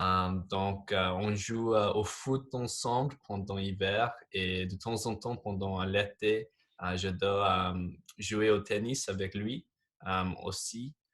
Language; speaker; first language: French; non-native, fluent; English